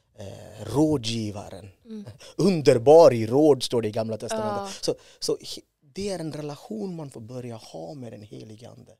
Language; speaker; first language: Swedish; non-native, fluent; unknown